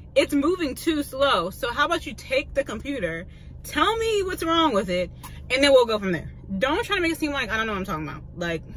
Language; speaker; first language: English; native; English